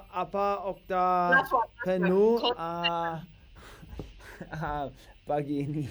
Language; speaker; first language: Indonesian; non-native, learner; English